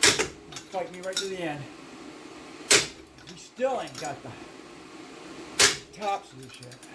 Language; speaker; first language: English; native; English